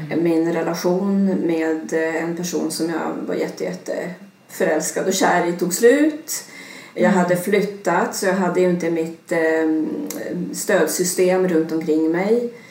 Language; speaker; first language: Swedish; early bilingual, other home language; Serbian